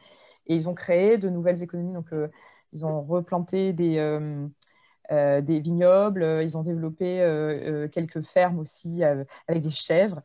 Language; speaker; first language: French; native; French